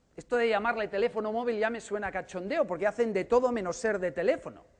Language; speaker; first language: Spanish; native; Spanish